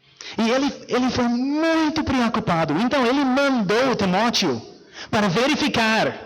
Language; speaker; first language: Portuguese; non-native, fluent; English